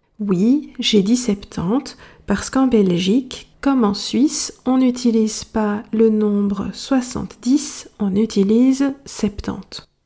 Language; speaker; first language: French; native; French